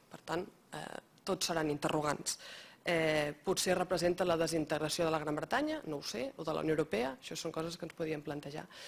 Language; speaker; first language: Catalan; native; Catalan